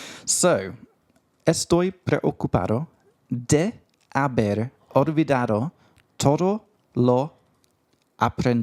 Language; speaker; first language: Spanish; non-native, fluent; English